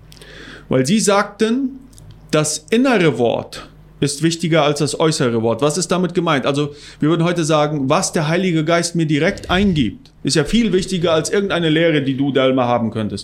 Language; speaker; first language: German; non-native, local second language; Plautdietsch